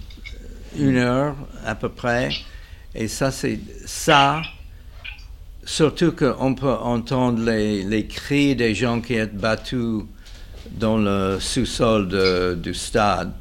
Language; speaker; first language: French; non-native, fluent; English